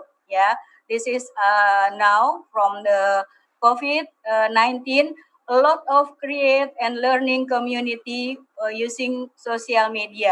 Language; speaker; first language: English; non-native, learner; Indonesian